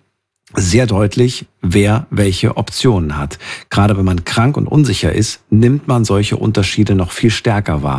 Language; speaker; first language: German; native; German